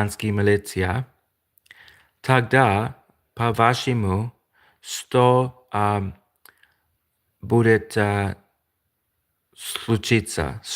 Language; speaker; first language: Russian; non-native, learner; English